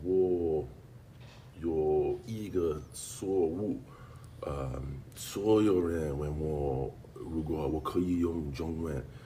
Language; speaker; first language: Chinese; non-native, learner; English